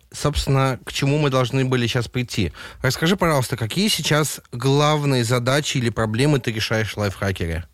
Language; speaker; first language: Russian; native; Russian